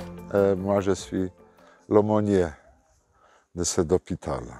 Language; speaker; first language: French; non-native, fluent; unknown